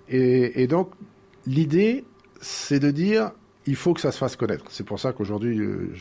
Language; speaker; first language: French; native; French